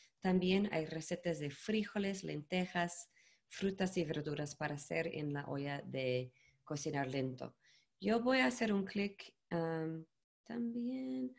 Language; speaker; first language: Spanish; non-native, learner; English